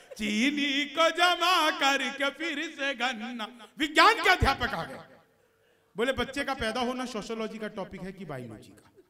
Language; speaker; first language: Hindi; native; Hindi